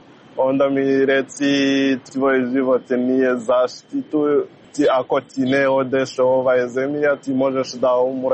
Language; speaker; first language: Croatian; non-native, learner; Rundi